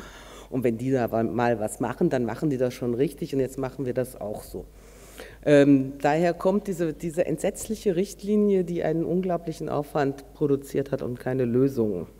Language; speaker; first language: German; native; German